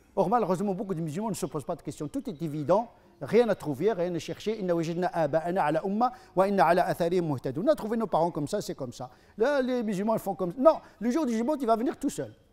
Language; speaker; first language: French; non-native, fluent; Arabic